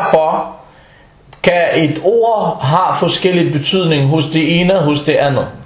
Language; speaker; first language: Danish; non-native, fluent; Arabic